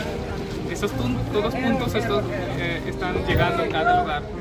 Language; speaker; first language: Spanish; non-native, learner; Hindi